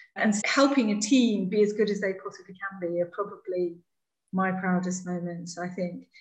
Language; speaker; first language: English; native; English